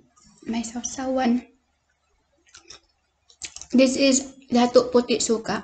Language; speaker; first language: English; non-native, local second language; Cebuano